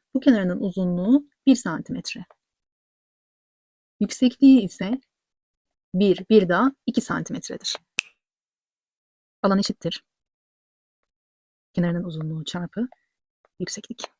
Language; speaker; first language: Turkish; native; Turkish